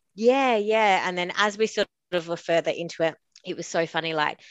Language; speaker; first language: English; native; English